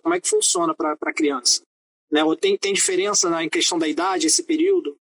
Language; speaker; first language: Portuguese; native; Portuguese